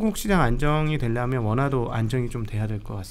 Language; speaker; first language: Korean; native; Korean